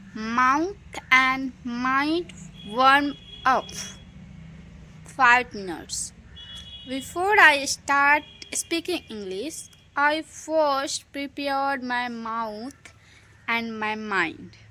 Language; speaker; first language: English; non-native, local second language; Hindi